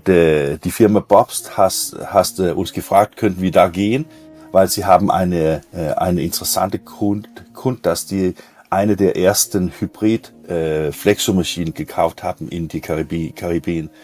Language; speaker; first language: German; non-native, learner; Danish